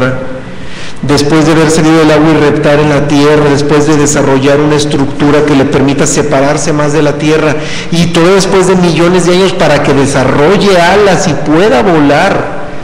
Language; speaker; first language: Spanish; native; Spanish